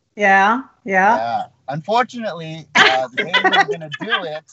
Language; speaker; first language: English; native; English